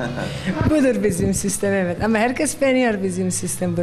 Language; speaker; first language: Turkish; non-native, local second language; Arabic